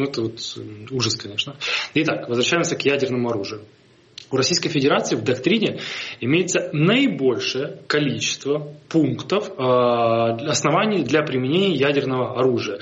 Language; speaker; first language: Russian; native; Russian